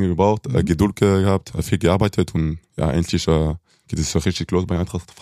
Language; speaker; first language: German; non-native, local second language; French